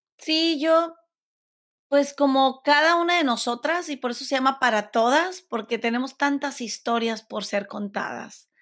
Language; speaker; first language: Spanish; native; Spanish